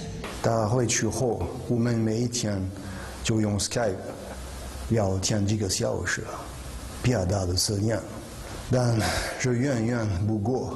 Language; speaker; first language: Chinese; non-native, learner; French